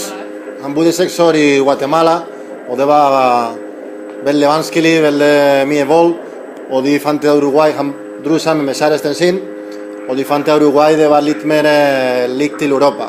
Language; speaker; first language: Norwegian; non-native, learner; Spanish